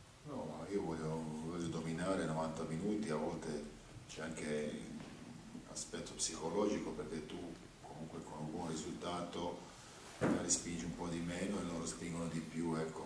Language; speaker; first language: Italian; non-native, fluent; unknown